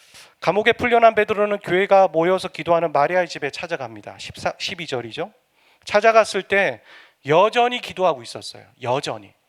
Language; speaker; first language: Korean; native; Korean